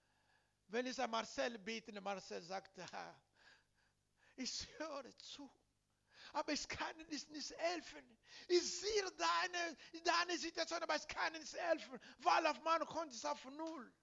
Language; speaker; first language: German; non-native, learner; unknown